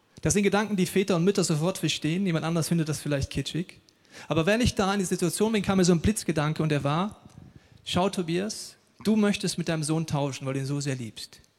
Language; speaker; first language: German; native; German